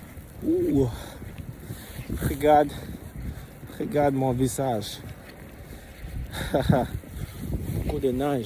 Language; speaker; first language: French; non-native, learner; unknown